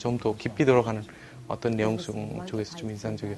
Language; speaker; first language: Korean; non-native, fluent; Bangla